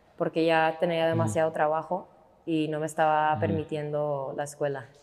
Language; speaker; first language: Spanish; non-native, fluent; English